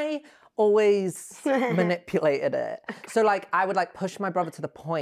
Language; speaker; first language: English; native; English